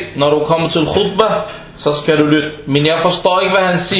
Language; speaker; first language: Danish; non-native, fluent; Arabic